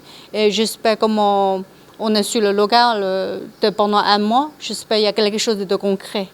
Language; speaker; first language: French; non-native, learner; Chinese